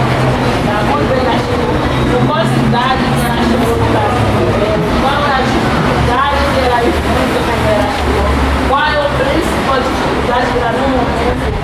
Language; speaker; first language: Portuguese; non-native, learner; Haitian Creole